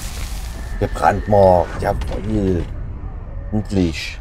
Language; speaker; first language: German; native; German